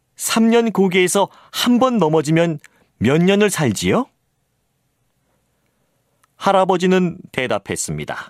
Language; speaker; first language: Korean; non-native, fluent; Vietnamese